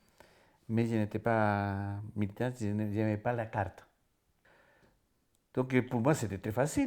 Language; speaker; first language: French; non-native, fluent; Spanish